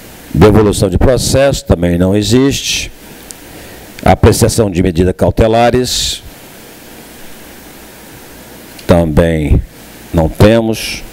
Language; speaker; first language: Portuguese; native; Portuguese